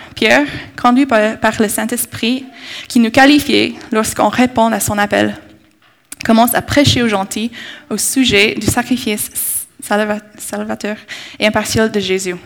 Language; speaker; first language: French; non-native, fluent; English